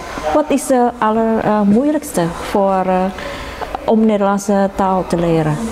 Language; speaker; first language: Dutch; non-native, learner; Indonesian